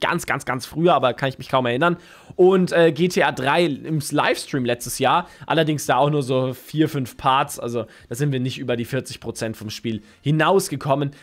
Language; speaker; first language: German; native; German